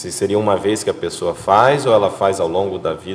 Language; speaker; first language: Portuguese; native; Portuguese